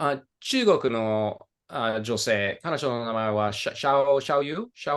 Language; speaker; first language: Japanese; non-native, fluent; English